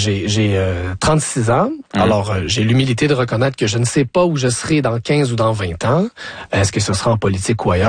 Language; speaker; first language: French; native; French